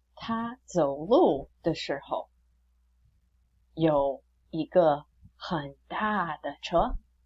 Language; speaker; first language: Chinese; non-native, fluent; English